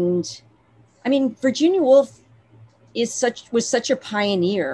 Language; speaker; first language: English; native; English